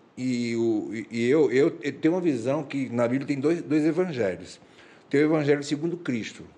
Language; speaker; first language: Portuguese; native; Portuguese